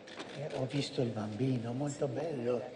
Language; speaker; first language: Italian; non-native, fluent; Spanish